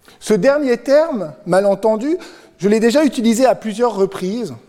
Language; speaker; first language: French; native; French